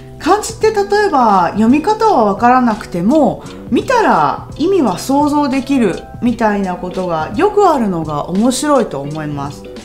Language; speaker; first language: Japanese; native; Japanese